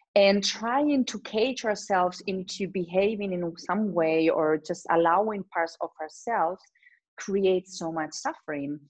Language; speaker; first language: English; non-native, fluent; Spanish